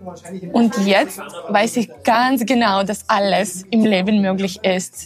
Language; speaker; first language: German; non-native, learner; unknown